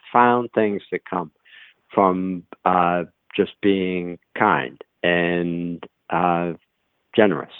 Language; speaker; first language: English; native; English